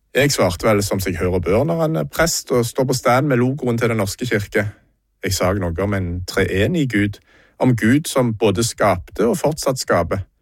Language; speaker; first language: Norwegian; native; Norwegian